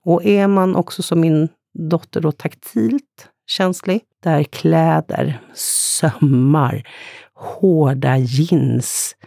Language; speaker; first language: Swedish; native; Swedish